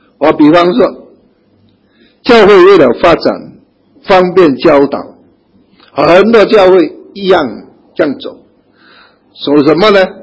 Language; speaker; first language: Chinese; native; Chinese